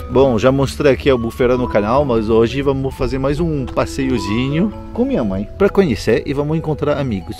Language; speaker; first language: Portuguese; non-native, fluent; French